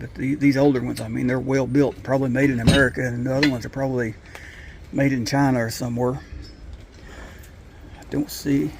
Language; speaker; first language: English; native; English